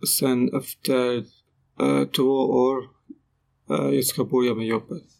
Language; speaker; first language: Swedish; non-native, learner; Persian